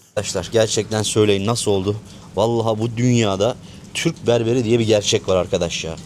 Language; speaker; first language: Turkish; native; Turkish